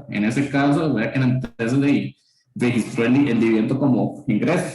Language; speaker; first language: Spanish; native; Spanish